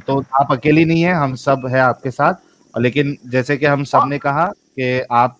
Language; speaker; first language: Hindi; native; Hindi